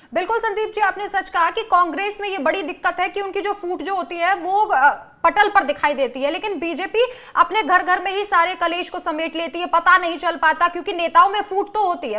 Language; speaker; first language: Hindi; native; Hindi